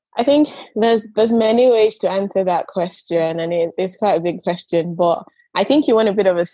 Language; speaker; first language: English; non-native, local second language; Yoruba